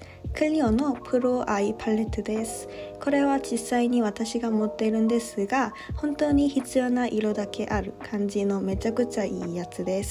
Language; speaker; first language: Japanese; non-native, fluent; Korean